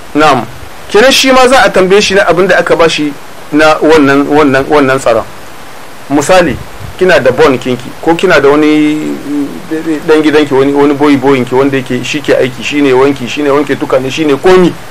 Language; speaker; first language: Hausa; native; Hausa